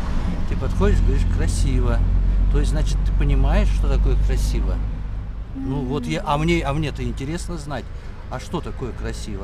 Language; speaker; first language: Russian; native; Russian